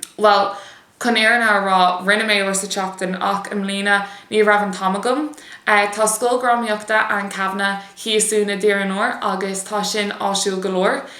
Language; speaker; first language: Irish; non-native, local second language; English